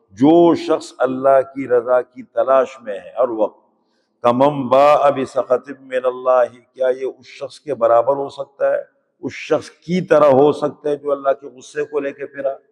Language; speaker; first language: Urdu; native; Urdu